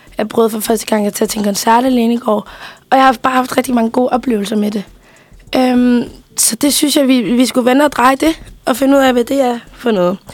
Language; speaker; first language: Danish; early bilingual, other home language; Spanish